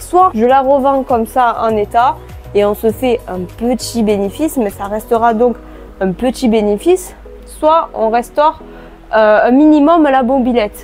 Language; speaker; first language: French; native; French